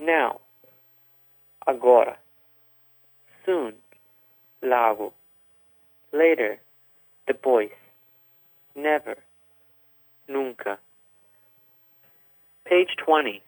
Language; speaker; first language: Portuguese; non-native, fluent; English